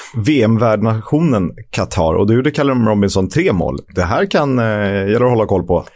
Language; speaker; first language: Swedish; native; Swedish